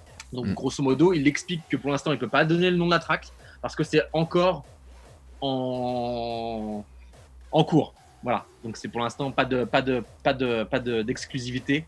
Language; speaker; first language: French; native; French